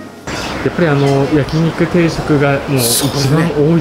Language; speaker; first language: Japanese; native; Japanese